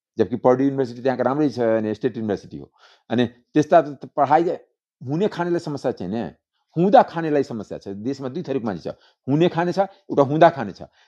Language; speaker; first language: Nepali; non-native, local second language; Maithili